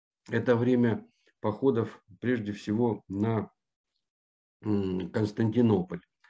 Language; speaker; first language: Russian; native; Russian